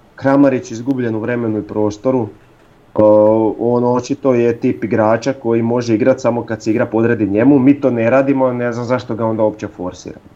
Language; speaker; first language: Croatian; native; Croatian